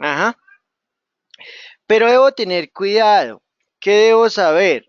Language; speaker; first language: Spanish; native; Spanish